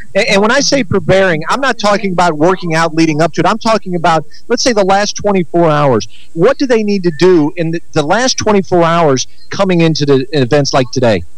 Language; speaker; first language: English; native; English